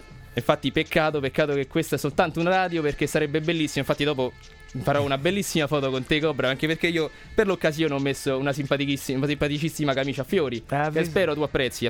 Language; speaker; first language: Italian; native; Italian